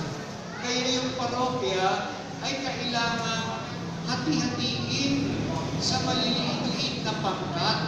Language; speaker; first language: Filipino; native; Filipino